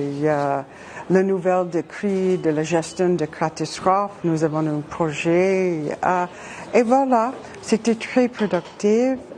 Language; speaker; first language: French; non-native, fluent; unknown